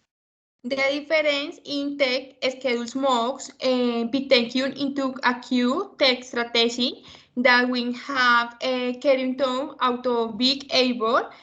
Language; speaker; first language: English; non-native, learner; Spanish